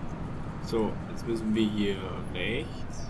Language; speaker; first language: German; native; German